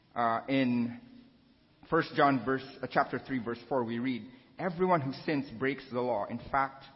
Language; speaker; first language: English; non-native, local second language; Filipino